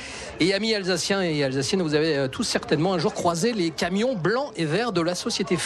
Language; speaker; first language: French; native; French